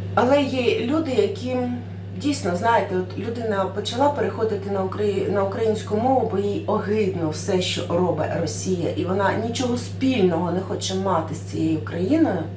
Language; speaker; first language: Ukrainian; non-native, local second language; Russian